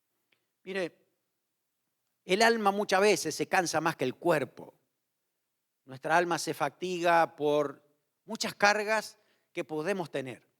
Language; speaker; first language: Spanish; native; Spanish